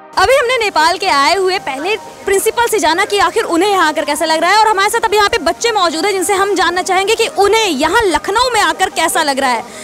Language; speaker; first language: Hindi; native; Hindi